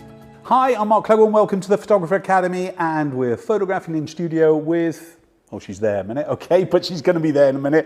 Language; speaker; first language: English; native; English